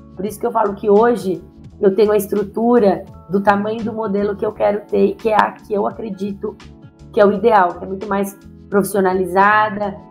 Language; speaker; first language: Portuguese; native; Portuguese